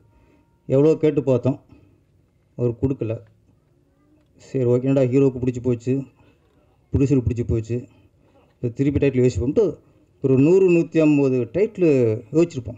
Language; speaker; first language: Tamil; native; Tamil